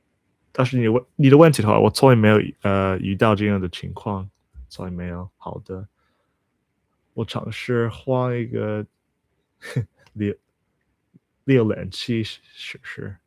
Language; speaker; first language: Chinese; non-native, learner; English